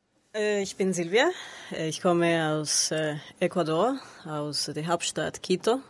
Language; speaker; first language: German; non-native, learner; Spanish